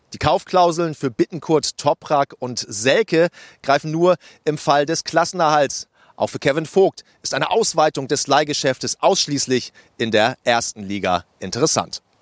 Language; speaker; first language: German; native; German